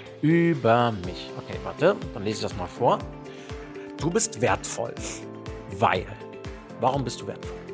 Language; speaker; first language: German; native; German